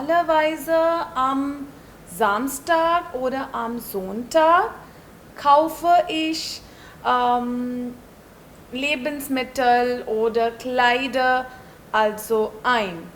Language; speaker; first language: German; non-native, learner; Hindi